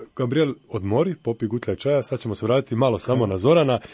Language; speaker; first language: Croatian; native; Croatian